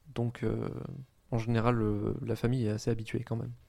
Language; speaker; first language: French; native; French